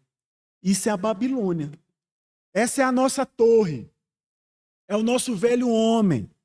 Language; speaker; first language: Portuguese; native; Portuguese